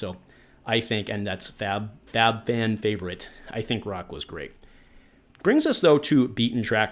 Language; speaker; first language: English; native; English